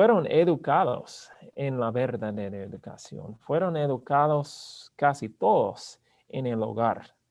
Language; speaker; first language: Spanish; non-native, learner; English